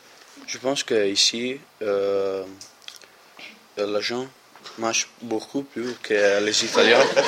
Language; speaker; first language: French; non-native, learner; Italian